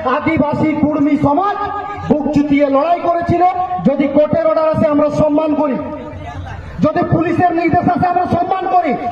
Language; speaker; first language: Bangla; non-native, local second language; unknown